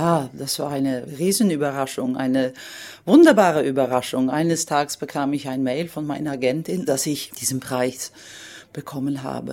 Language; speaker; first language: German; non-native, fluent; Swedish